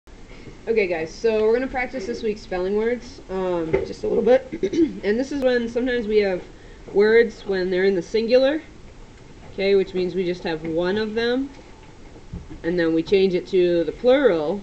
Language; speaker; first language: English; native; English